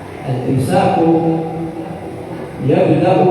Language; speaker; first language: Arabic; native; Arabic